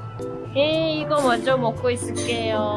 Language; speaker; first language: Korean; non-native, learner; Thai